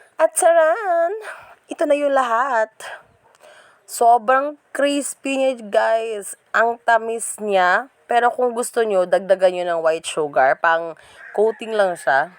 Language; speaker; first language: Filipino; non-native, local second language; Cebuano